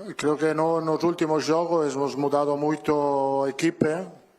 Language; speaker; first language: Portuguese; non-native, learner; Italian